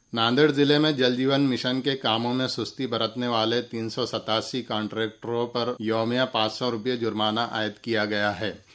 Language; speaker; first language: Urdu; native; Urdu